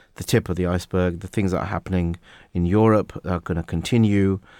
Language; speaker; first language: English; native; English